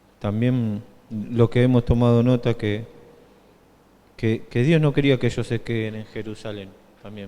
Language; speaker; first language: Spanish; native; Spanish